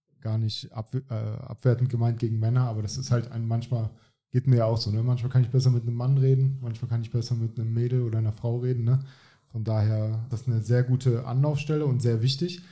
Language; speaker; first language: German; native; German